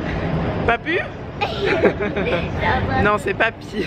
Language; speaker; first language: French; native; French